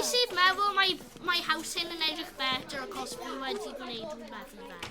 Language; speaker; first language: Welsh; non-native, local second language; English